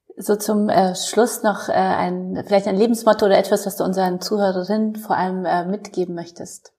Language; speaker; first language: German; non-native, fluent; Polish